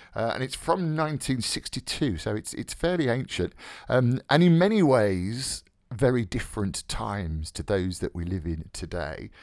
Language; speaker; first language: English; native; English